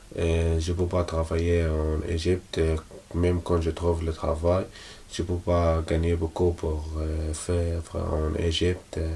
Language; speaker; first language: French; non-native, learner; Arabic